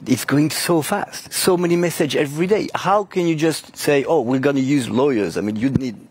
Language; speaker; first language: English; non-native, fluent; French